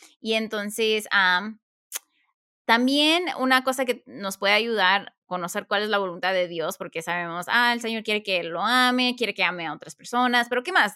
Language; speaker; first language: Spanish; early bilingual, heritage; Spanish